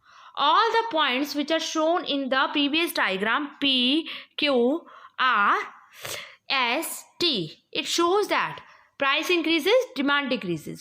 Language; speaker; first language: English; non-native, local second language; Hindi